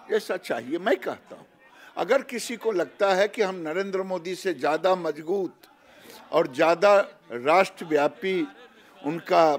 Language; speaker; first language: Hindi; native; Hindi